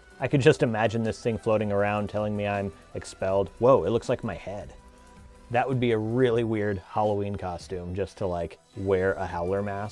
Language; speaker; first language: English; native; English